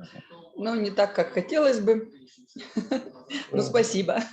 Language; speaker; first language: Russian; native; Russian